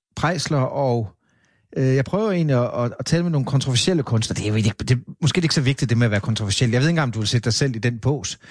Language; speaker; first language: Danish; native; Danish